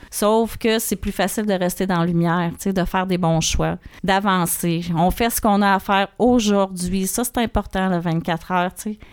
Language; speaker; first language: French; native; French